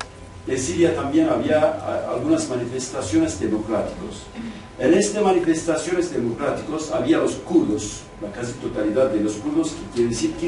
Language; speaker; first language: Spanish; non-native, fluent; Kurdish